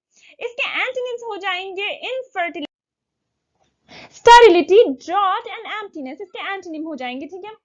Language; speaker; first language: Hindi; native; Hindi